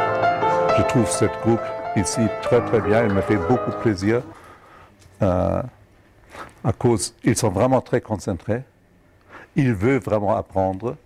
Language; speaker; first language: French; non-native, fluent; German